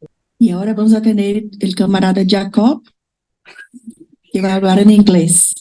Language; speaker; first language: Spanish; non-native, fluent; Portuguese